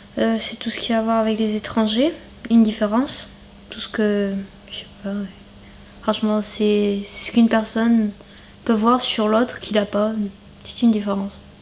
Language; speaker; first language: French; early bilingual, other home language; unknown